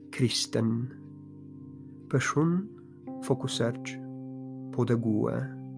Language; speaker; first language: Norwegian; non-native, fluent; Polish